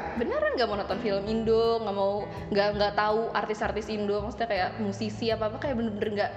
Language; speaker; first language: Indonesian; native; Indonesian